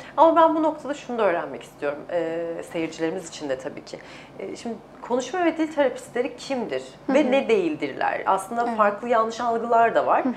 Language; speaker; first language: Turkish; native; Turkish